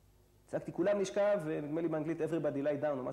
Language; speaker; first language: Hebrew; native; Hebrew